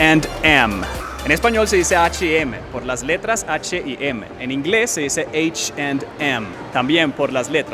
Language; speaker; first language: Spanish; non-native, fluent; English